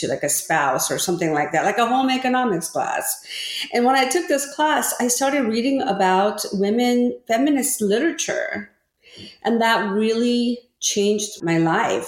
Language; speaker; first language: English; early bilingual, other home language; Korean